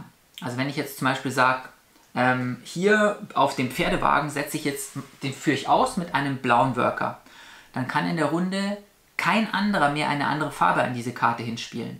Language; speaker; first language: German; native; German